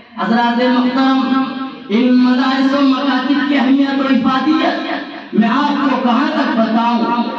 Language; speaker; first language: Urdu; non-native, local second language; Bangla